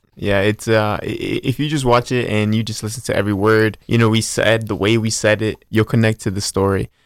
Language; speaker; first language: English; early bilingual, other home language; Spanish